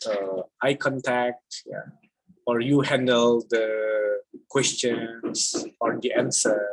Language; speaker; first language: English; non-native, fluent; Indonesian